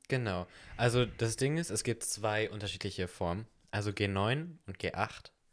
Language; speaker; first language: German; native; German